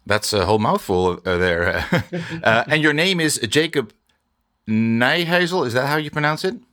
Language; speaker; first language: English; non-native, fluent; Dutch